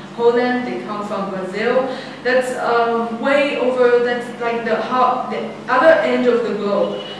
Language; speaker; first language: English; non-native, fluent; Chinese